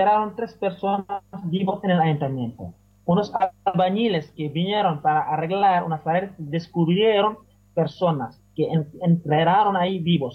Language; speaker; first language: Spanish; non-native, fluent; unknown